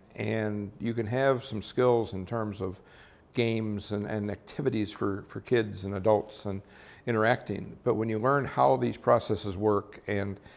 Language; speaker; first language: English; native; English